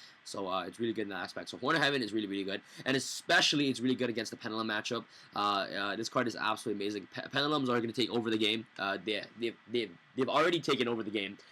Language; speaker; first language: English; native; English